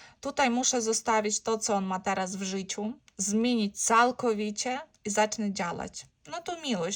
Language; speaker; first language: Polish; non-native, learner; Ukrainian